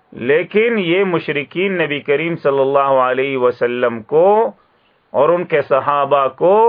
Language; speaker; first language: Urdu; native; Urdu